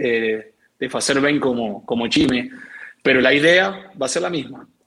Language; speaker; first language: Portuguese; non-native, learner; Spanish